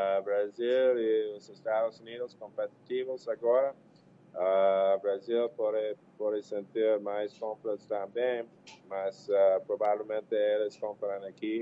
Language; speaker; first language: Portuguese; non-native, fluent; English